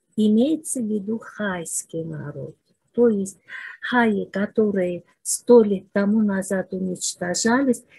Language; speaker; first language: Russian; non-native, local second language; Azerbaijani